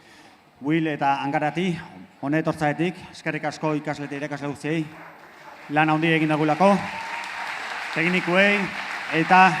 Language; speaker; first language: Basque; native; Basque